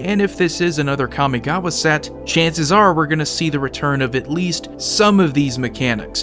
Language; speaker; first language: English; native; English